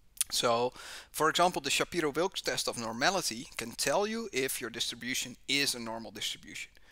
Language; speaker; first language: English; non-native, fluent; Dutch